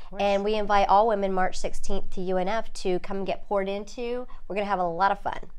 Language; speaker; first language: English; native; English